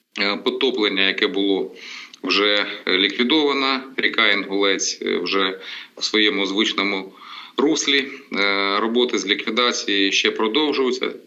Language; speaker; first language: Ukrainian; non-native, local second language; Russian